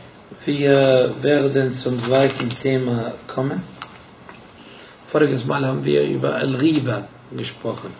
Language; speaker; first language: German; non-native, fluent; Arabic